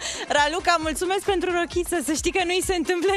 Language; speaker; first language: Romanian; native; Romanian